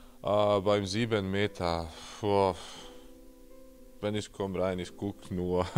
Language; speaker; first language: German; non-native, fluent; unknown